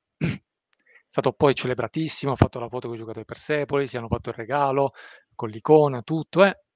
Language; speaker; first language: Italian; early bilingual, other home language; Persian